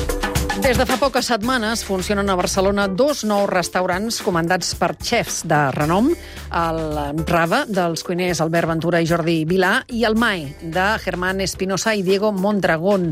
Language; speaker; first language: Catalan; native; Catalan